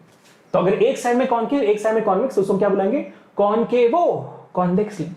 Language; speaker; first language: Hindi; native; Hindi